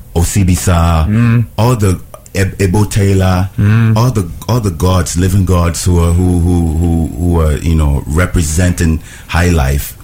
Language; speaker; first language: English; non-native, local second language; Ewe